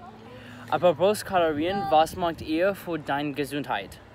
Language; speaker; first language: German; non-native, learner; English